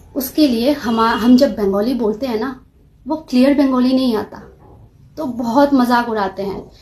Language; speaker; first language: Hindi; non-native, local second language; Kok Borok